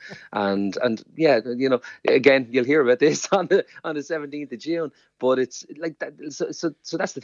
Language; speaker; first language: English; native; English